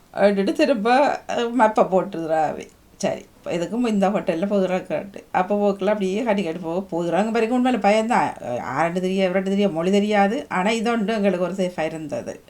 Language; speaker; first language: Tamil; native; Tamil